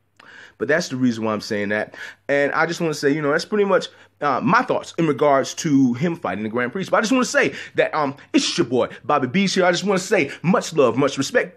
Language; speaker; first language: English; native; English